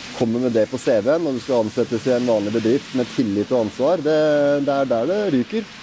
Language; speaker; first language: Norwegian; native; Norwegian